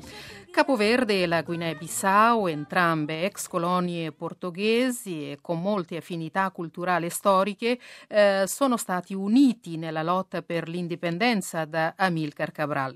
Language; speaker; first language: Italian; non-native, fluent; Kabuverdianu